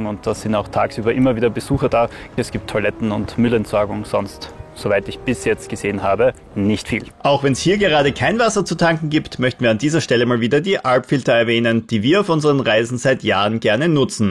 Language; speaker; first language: German; native; German